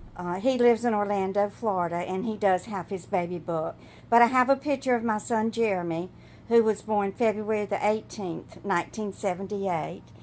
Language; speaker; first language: English; native; English